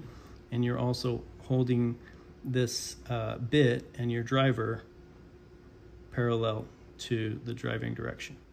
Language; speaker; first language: English; native; English